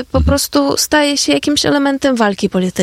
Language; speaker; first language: Polish; non-native, fluent; Ukrainian